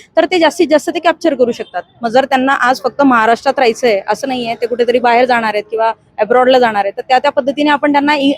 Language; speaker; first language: Marathi; non-native, local second language; Hindi